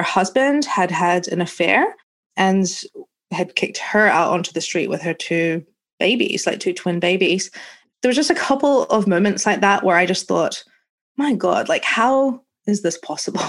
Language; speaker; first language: English; native; English